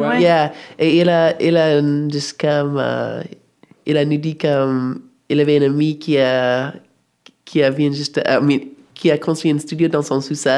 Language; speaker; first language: French; non-native, fluent; English